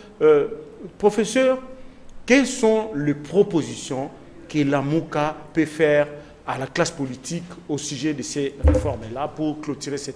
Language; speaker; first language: French; non-native, local second language; Lingala